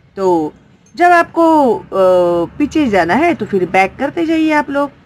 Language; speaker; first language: Hindi; non-native, local second language; Marathi